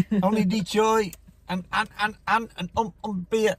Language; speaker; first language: Vietnamese; non-native, learner; English